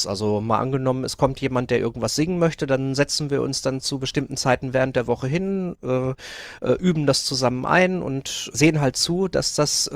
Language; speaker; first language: German; native; German